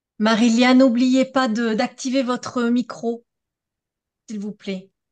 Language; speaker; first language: French; native; French